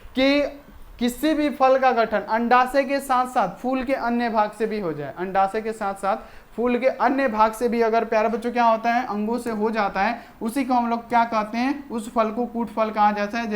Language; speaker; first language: Hindi; native; Hindi